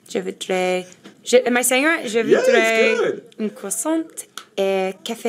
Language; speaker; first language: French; non-native, learner; English